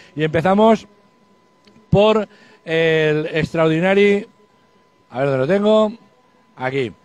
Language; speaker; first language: Spanish; native; Spanish